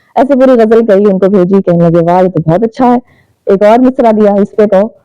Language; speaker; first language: Urdu; native; Urdu